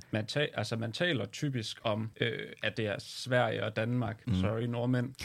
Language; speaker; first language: Swedish; non-native, learner; Danish